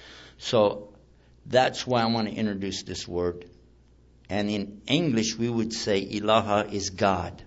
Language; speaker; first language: English; native; English